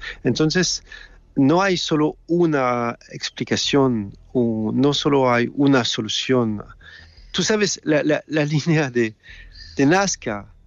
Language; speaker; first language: Spanish; non-native, fluent; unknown